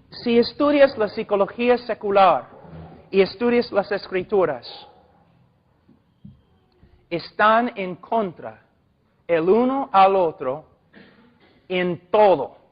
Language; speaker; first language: Spanish; non-native, fluent; English